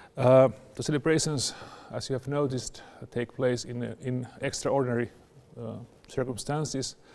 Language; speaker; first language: English; non-native, fluent; Finnish